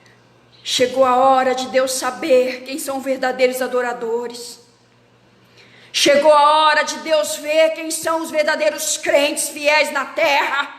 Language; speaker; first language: Portuguese; native; Portuguese